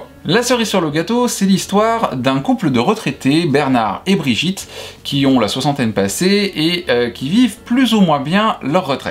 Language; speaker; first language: French; native; French